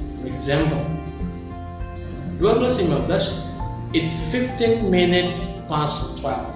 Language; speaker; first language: English; non-native, fluent; Indonesian